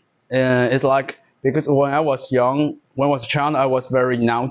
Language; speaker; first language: English; non-native, learner; Chinese